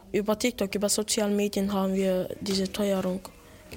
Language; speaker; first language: German; non-native, local second language; Turkish